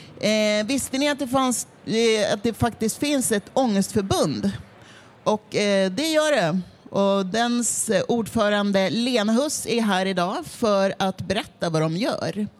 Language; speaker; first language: Swedish; native; Swedish